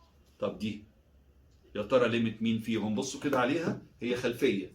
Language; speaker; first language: Arabic; native; Arabic